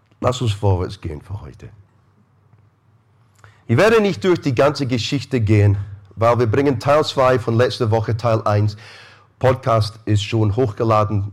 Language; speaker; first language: German; non-native, fluent; English